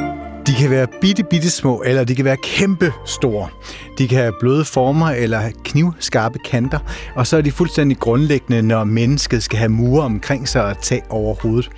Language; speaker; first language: Danish; native; Danish